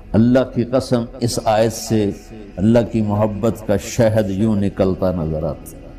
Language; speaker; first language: Urdu; non-native, local second language; Punjabi